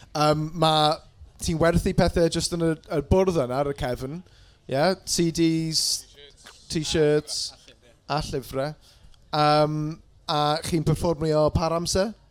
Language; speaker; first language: Welsh; non-native, local second language; English